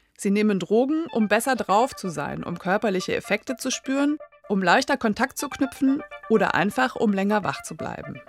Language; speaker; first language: German; native; German